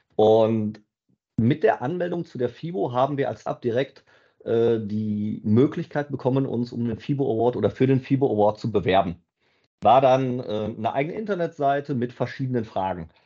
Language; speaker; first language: German; native; German